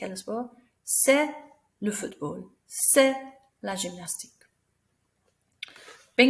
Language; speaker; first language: French; non-native, fluent; English